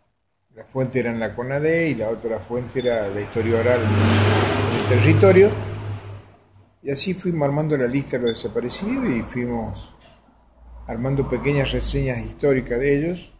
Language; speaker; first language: Spanish; native; Spanish